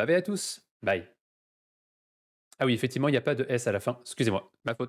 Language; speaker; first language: French; native; French